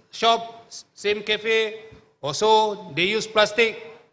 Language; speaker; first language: English; non-native, local second language; Malay